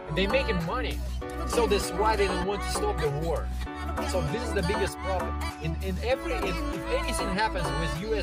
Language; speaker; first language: English; non-native, fluent; Russian